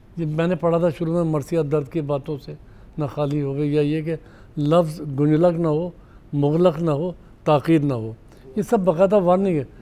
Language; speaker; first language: Urdu; native; Urdu